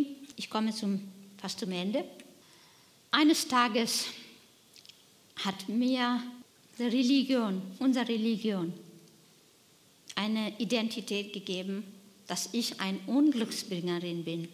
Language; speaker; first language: German; non-native, learner; Nepali